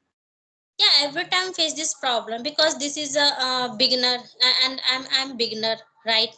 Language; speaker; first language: English; non-native, learner; Hindi